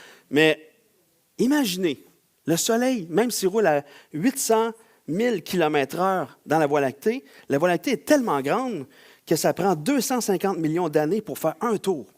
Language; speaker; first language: French; native; French